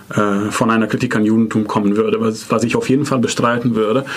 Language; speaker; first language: German; non-native, fluent; Italian